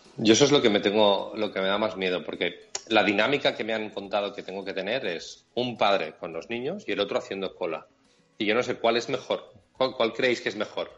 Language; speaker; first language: Spanish; non-native, local second language; Catalan